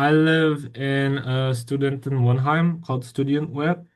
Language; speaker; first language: English; non-native, fluent; Indonesian